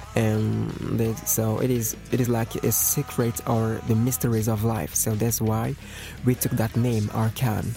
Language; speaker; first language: English; non-native, fluent; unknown